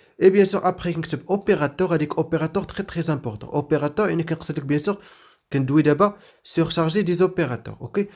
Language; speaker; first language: French; non-native, local second language; Arabic